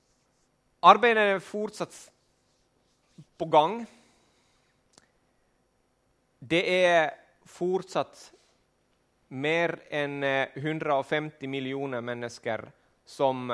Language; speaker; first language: Norwegian; non-native, fluent; Finnish